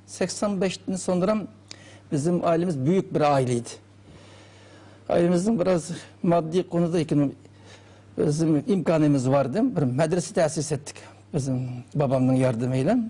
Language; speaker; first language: Turkish; non-native, learner; Uyghur